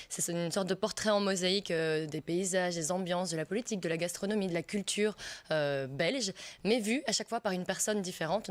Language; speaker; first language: French; native; French